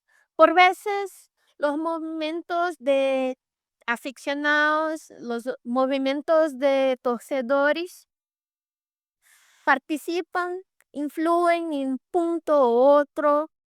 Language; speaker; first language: Spanish; non-native, fluent; Portuguese